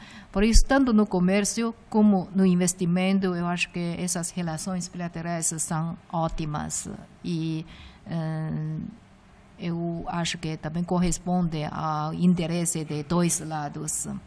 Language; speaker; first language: Portuguese; non-native, fluent; Chinese